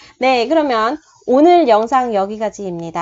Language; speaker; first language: Korean; non-native, fluent; Vietnamese